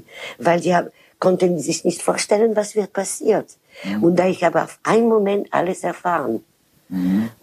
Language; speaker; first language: German; non-native, fluent; French